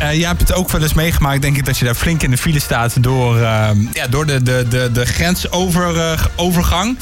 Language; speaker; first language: Dutch; native; Dutch